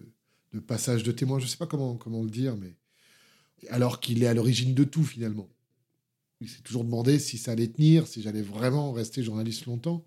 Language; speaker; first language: French; native; French